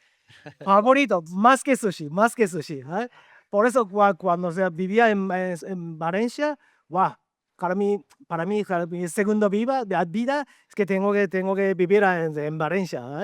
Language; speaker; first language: Spanish; non-native, learner; Japanese